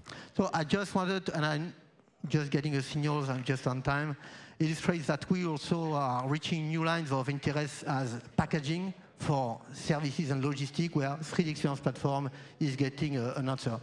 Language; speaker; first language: English; non-native, fluent; French